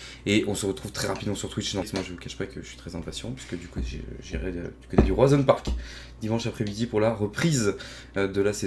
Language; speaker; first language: French; native; French